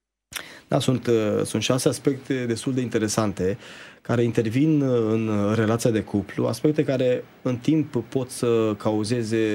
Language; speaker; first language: Romanian; native; Romanian